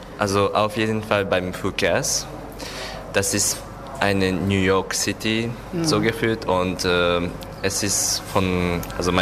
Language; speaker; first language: German; non-native, learner; Japanese